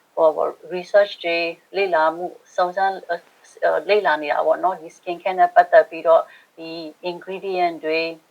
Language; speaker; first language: Burmese; non-native, local second language; Shan